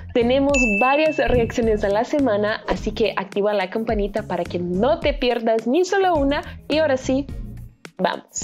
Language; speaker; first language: Spanish; non-native, fluent; Portuguese